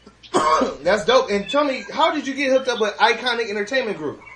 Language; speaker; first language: English; native; English